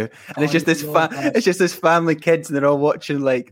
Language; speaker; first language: English; native; English